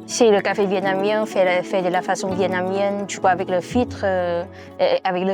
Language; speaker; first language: French; non-native, fluent; Vietnamese